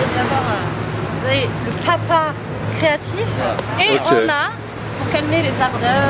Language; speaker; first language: French; native; French